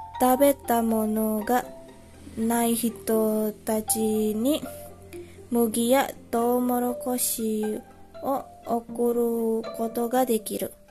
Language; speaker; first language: Japanese; non-native, learner; Indonesian